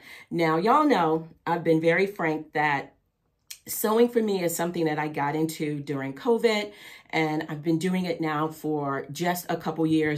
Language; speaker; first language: English; native; English